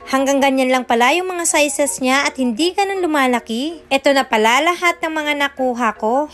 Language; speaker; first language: Filipino; non-native, local second language; Iloko